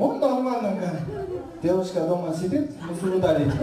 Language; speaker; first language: Russian; non-native, learner; Kyrgyz